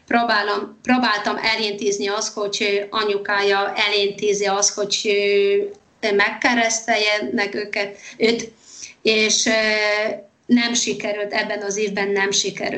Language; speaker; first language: Hungarian; non-native, fluent; Polish